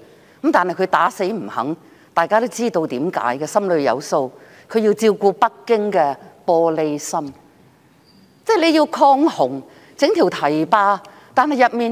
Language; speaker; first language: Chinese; non-native, local second language; Cantonese